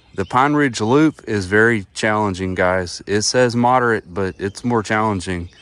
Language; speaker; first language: English; native; English